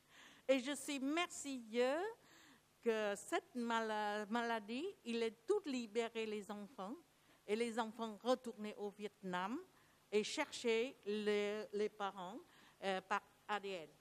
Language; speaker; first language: French; non-native, learner; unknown